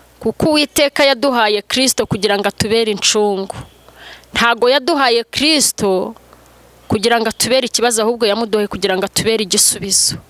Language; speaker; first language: Kinyarwanda; native; Kinyarwanda